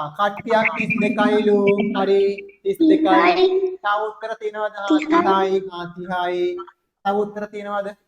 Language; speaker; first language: Sinhala; non-native, local second language; Tamil